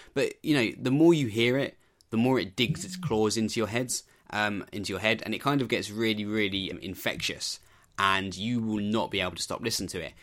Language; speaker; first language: English; native; English